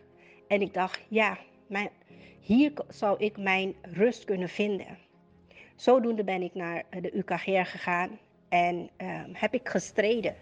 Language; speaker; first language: Dutch; native; Dutch